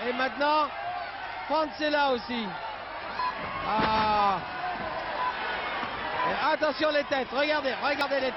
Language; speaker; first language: French; native; French